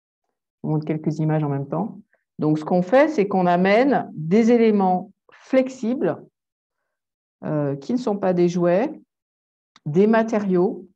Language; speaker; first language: French; native; French